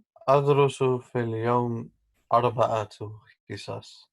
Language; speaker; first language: Arabic; non-native, learner; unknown